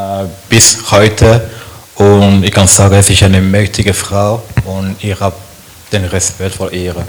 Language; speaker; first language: German; non-native, learner; French